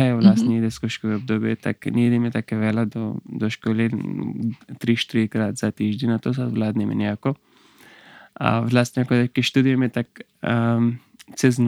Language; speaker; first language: Slovak; non-native, learner; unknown